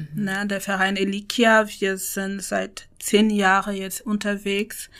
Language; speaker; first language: German; non-native, fluent; French